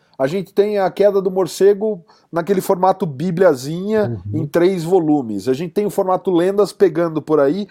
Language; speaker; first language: Portuguese; native; Portuguese